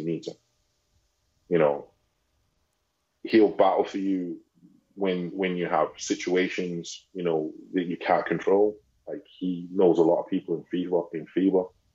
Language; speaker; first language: English; native; English